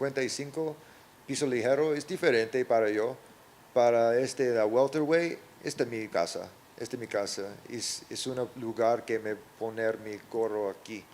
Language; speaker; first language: Spanish; non-native, learner; English